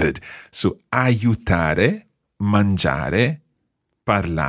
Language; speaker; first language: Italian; non-native, fluent; English